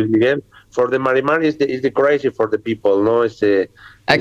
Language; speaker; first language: English; non-native, learner; Spanish